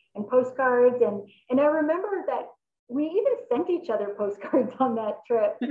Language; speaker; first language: English; native; English